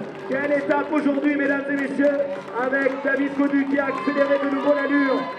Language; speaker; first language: French; native; French